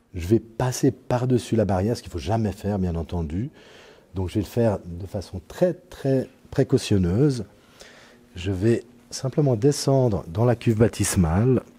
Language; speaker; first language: French; native; French